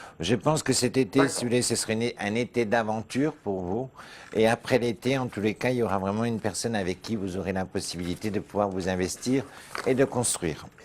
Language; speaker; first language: French; native; French